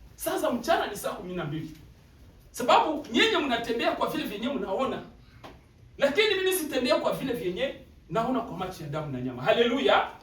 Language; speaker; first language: Swahili; native; Swahili